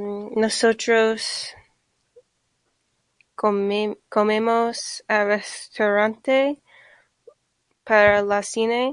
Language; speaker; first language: Spanish; non-native, learner; English